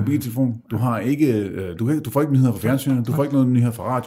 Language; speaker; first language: Danish; native; Danish